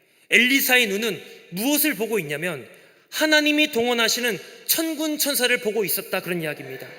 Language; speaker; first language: Korean; native; Korean